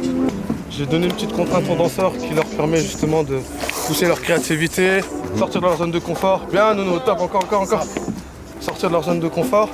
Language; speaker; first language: French; native; French